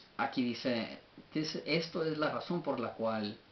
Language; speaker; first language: Spanish; native; Spanish